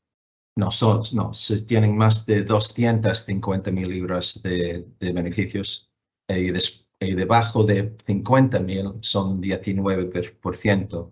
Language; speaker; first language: Spanish; non-native, fluent; English